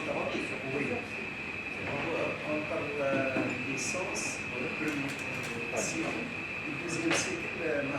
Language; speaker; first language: French; non-native, local second language; Arabic